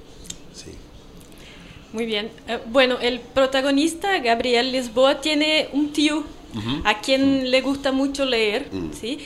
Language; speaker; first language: Spanish; non-native, fluent; Portuguese